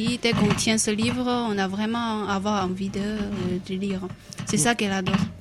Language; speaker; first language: French; non-native, learner; Chinese